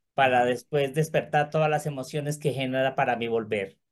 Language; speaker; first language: Spanish; native; Spanish